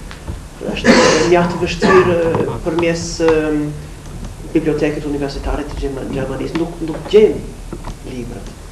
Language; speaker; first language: Albanian; non-native, fluent; English